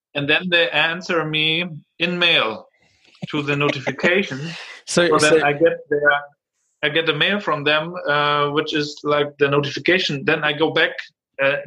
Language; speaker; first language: English; non-native, fluent; German